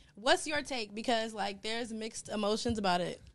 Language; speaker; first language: English; native; English